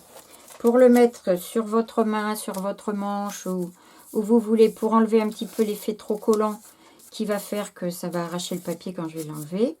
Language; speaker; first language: French; native; French